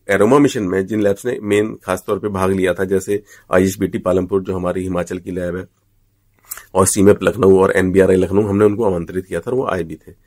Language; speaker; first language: Hindi; native; Hindi